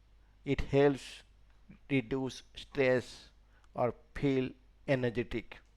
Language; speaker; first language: English; non-native, fluent; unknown